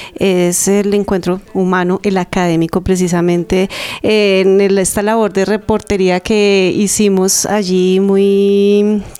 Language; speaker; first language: Spanish; native; Spanish